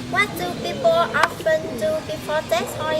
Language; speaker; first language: English; non-native, learner; Vietnamese